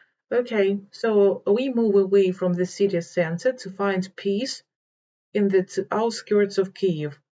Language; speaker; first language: English; non-native, fluent; Ukrainian